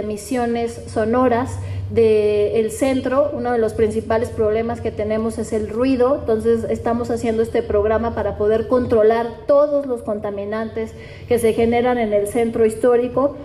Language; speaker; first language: Spanish; native; Spanish